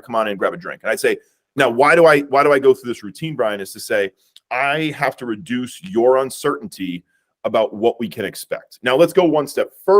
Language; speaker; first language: English; native; English